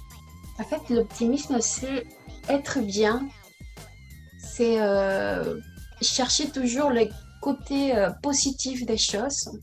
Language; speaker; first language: French; non-native, learner; Spanish